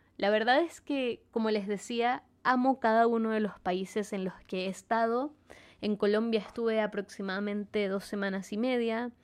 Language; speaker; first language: Spanish; native; Spanish